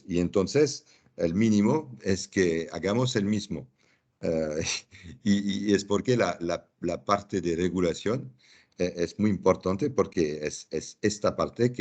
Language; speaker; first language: Spanish; non-native, fluent; French